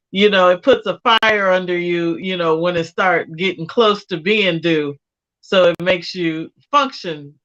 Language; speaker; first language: English; native; English